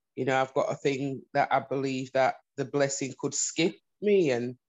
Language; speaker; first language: English; native; English